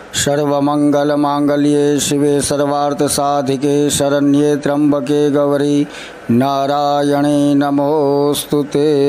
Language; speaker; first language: Hindi; non-native, local second language; Gujarati